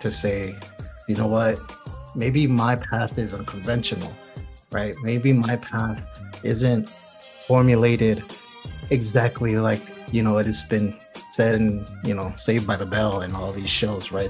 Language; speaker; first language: English; early bilingual, other home language; Spanish